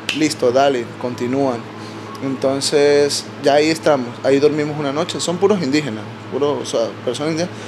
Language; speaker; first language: Spanish; native; Spanish